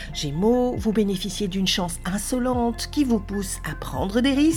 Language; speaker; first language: French; native; French